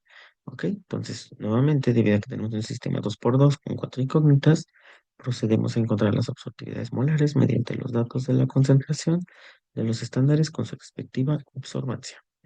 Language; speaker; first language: Spanish; native; Spanish